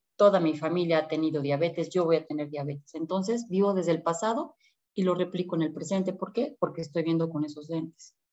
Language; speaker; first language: Spanish; native; Spanish